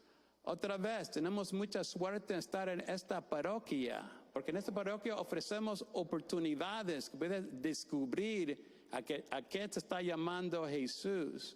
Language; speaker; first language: Spanish; non-native, fluent; English